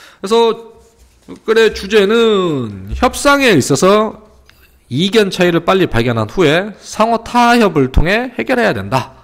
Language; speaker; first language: Korean; native; Korean